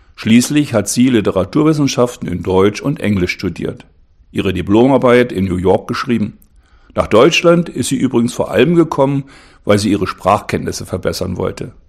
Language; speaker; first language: German; native; German